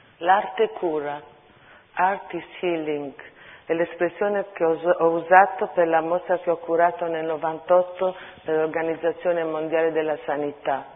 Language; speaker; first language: Italian; early bilingual, other home language; Armenian